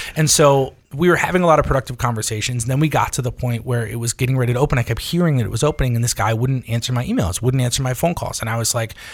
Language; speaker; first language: English; native; English